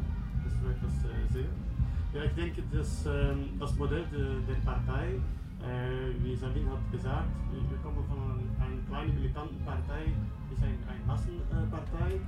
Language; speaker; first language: German; non-native, learner; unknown